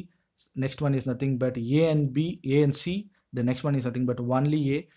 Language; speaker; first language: English; non-native, local second language; Tamil